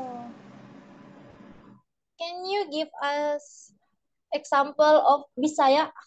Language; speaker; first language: English; non-native, learner; Indonesian